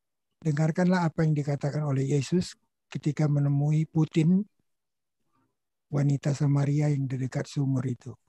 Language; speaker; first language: Indonesian; native; Indonesian